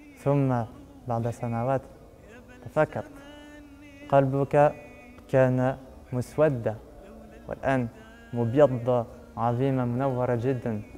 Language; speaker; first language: Arabic; non-native, learner; French